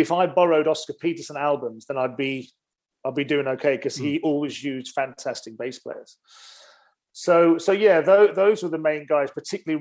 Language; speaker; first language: English; native; English